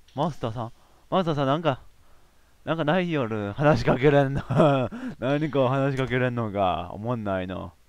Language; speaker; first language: Japanese; native; Japanese